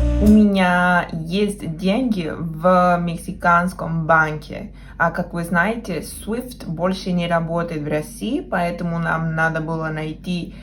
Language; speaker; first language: Russian; non-native, fluent; Spanish